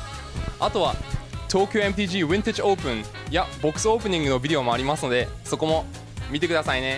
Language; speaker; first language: Japanese; early bilingual, heritage; Japanese